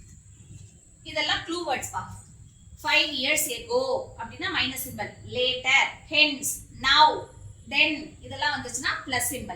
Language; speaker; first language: Tamil; native; Tamil